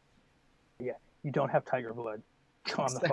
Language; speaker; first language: English; native; English